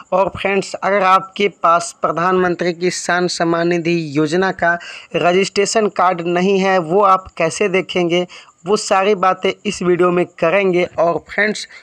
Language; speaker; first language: Hindi; native; Hindi